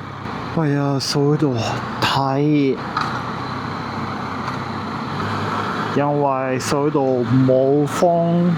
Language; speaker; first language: Chinese; non-native, learner; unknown